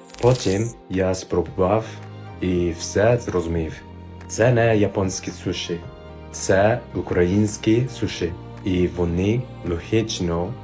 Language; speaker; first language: Ukrainian; non-native, fluent; Japanese